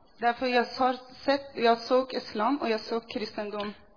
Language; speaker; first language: Swedish; non-native, fluent; Persian